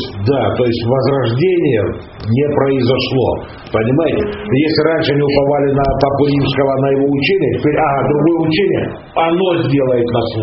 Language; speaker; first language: Russian; native; Russian